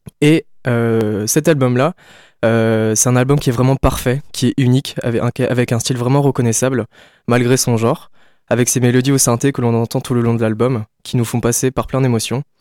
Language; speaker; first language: French; native; French